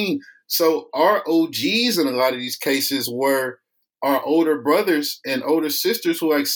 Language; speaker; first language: English; native; English